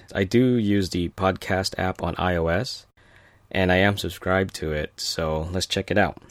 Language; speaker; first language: English; early bilingual, other home language; Filipino